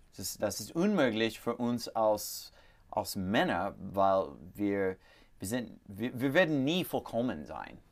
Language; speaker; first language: German; non-native, learner; English